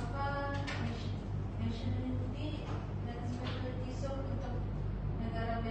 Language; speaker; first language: Malay; native; Malay